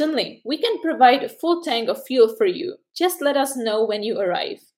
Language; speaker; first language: English; non-native, fluent; Czech